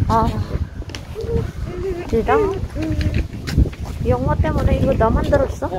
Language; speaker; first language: Korean; non-native, learner; Filipino